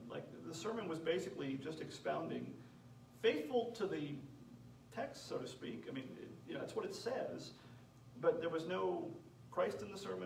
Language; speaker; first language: English; native; English